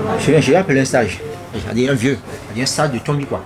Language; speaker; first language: French; non-native, local second language; Fon